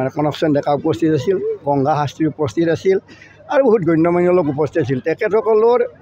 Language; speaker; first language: Assamese; native; Assamese